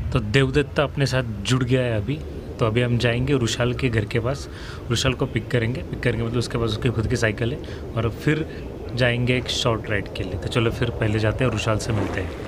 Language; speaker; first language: Hindi; non-native, local second language; Marathi